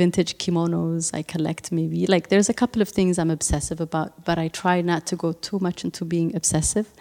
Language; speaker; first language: English; non-native, fluent; Tigrinya